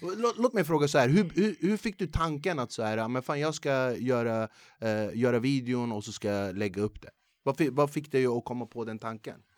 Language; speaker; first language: Swedish; early bilingual, other home language; Kurdish